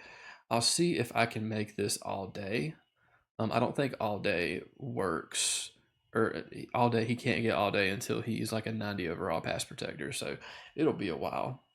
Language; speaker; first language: English; native; English